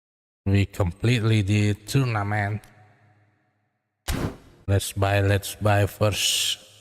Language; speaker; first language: English; non-native, learner; Indonesian